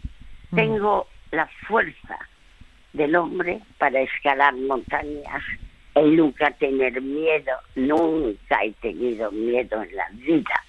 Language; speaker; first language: Spanish; early bilingual, other home language; French